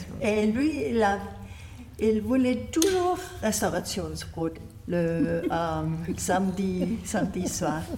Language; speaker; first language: French; non-native, learner; German